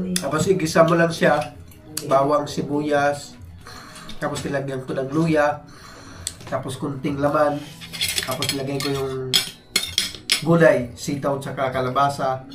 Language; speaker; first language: Filipino; non-native, local second language; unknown